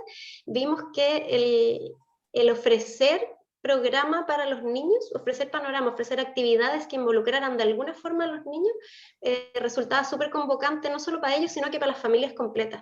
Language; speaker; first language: Spanish; native; Spanish